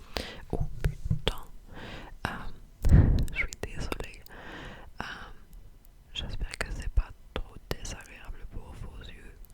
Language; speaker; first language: French; non-native, fluent; English